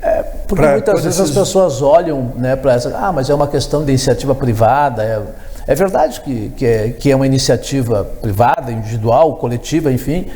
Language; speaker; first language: Portuguese; native; Portuguese